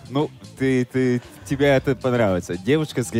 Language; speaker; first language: Russian; non-native, fluent; Latvian